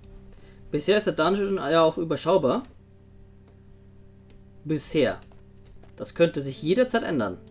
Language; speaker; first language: German; native; German